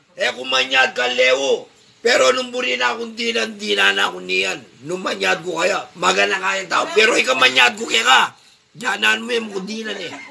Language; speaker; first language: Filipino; non-native, local second language; Pampanga